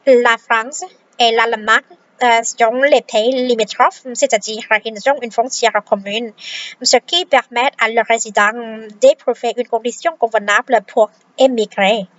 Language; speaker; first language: French; non-native, fluent; Vietnamese